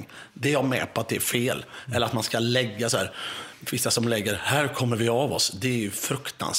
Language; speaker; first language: Swedish; native; Swedish